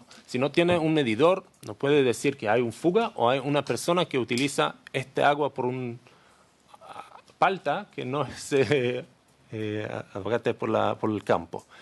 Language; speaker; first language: Spanish; non-native, learner; Hebrew